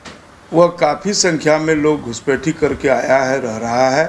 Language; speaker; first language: Hindi; native; Hindi